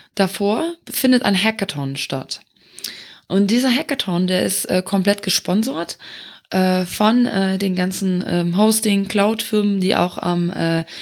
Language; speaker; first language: German; non-native, local second language; Luxembourgish